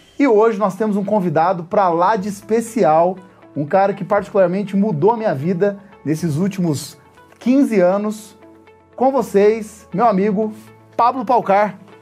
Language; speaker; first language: Portuguese; native; Portuguese